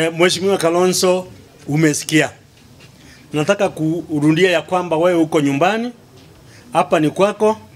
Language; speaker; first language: Swahili; non-native, local second language; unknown